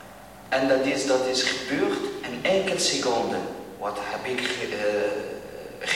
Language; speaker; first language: Dutch; non-native, learner; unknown